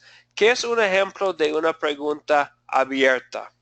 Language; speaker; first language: Spanish; non-native, fluent; English